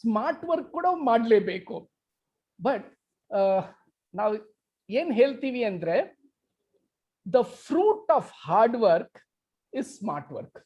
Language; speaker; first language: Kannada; non-native, local second language; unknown